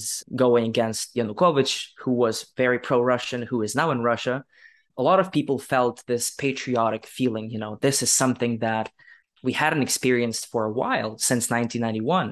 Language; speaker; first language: English; non-native, fluent; Ukrainian